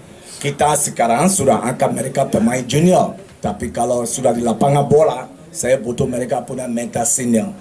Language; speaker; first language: Indonesian; non-native, fluent; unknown